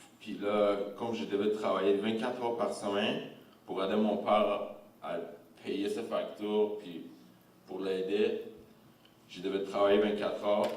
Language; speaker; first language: French; non-native, fluent; Persian